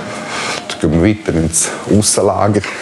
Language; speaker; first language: German; native; German